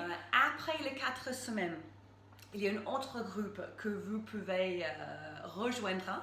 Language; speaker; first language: French; non-native, fluent; English